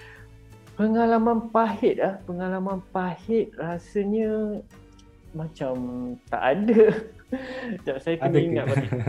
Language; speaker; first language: Malay; native; Malay